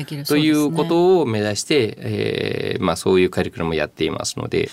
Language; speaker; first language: Japanese; non-native, fluent; Nepali